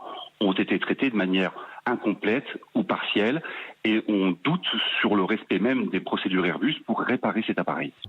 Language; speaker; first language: French; native; French